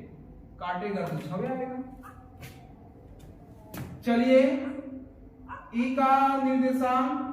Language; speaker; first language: Hindi; native; Hindi